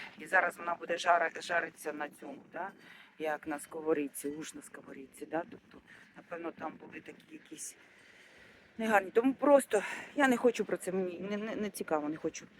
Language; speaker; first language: Ukrainian; non-native, local second language; Russian